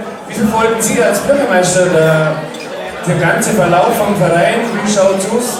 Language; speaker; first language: German; native; German